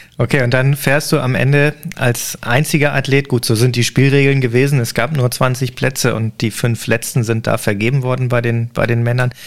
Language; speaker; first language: German; native; German